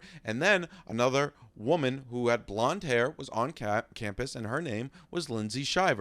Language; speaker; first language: English; native; English